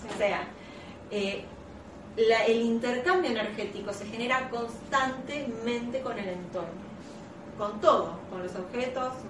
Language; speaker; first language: Spanish; native; Spanish